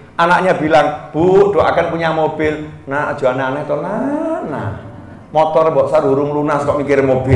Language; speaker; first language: Indonesian; native; Indonesian